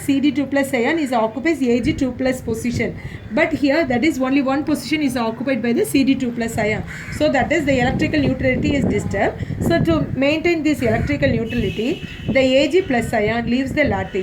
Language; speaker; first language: English; non-native, local second language; Tamil